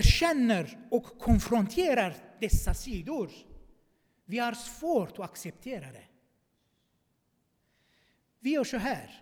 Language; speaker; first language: Swedish; non-native, fluent; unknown